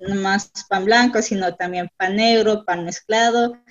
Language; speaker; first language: Spanish; non-native, fluent; German